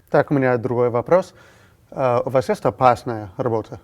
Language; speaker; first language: Russian; non-native, fluent; English